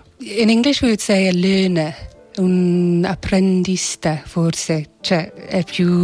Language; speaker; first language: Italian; non-native, fluent; English